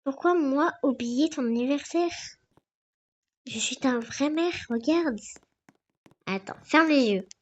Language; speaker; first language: French; native; French